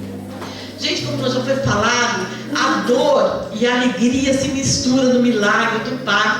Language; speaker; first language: Portuguese; native; Portuguese